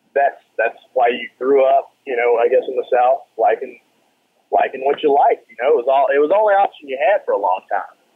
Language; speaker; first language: English; native; English